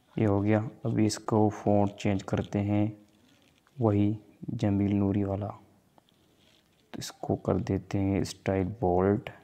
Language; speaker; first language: Urdu; non-native, local second language; Sindhi